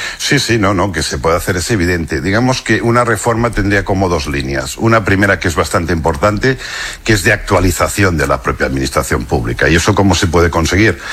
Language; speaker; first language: Spanish; non-native, local second language; Catalan